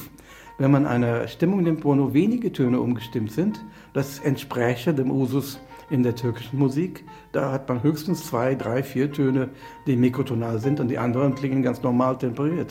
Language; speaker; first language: German; non-native, fluent; English